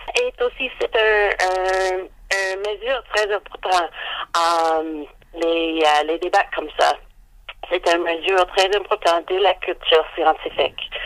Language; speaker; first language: French; non-native, learner; English